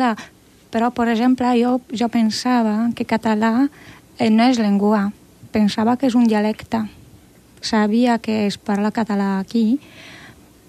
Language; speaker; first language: Catalan; non-native, learner; Polish